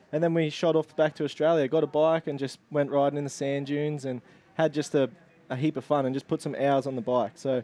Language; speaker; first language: English; native; English